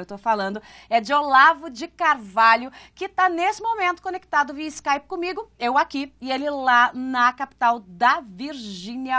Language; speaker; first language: Portuguese; native; Portuguese